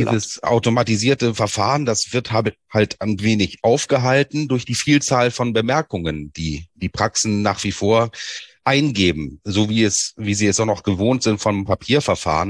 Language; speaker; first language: German; native; German